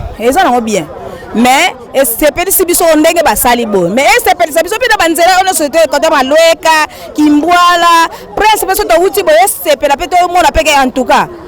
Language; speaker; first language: Lingala; native; Lingala